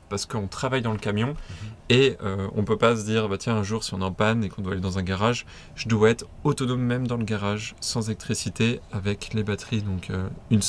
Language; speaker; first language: French; native; French